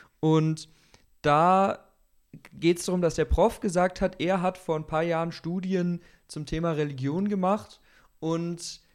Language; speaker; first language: German; native; German